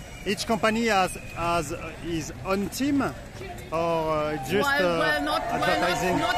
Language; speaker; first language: English; non-native, learner; French